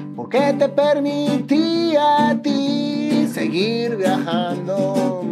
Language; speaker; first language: Spanish; native; Spanish